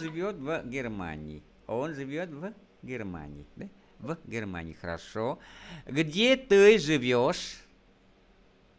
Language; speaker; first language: Russian; non-native, fluent; Vietnamese